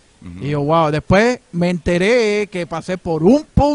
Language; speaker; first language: Spanish; native; Spanish